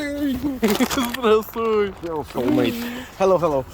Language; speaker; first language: Russian; native; Russian